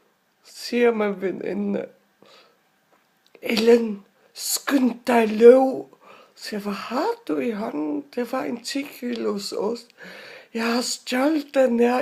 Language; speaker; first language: Danish; non-native, local second language; Faroese